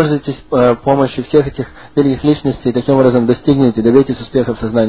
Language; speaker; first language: Russian; native; Russian